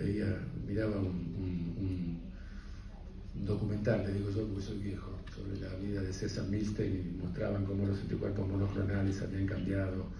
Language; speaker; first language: Spanish; native; Spanish